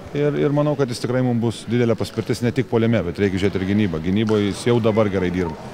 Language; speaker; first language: Lithuanian; native; Lithuanian